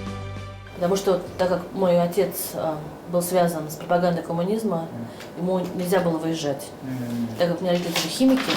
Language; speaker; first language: Russian; native; Russian